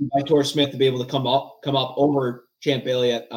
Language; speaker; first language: English; native; English